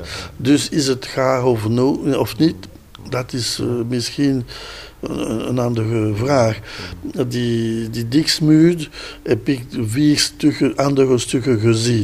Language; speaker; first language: Dutch; non-native, local second language; French